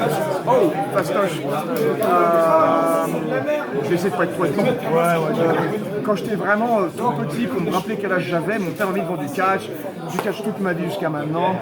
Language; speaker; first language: French; native; French